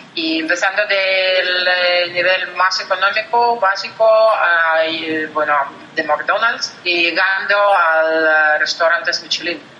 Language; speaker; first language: Spanish; non-native, fluent; Russian